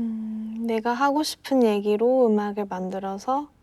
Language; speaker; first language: Korean; non-native, fluent; Japanese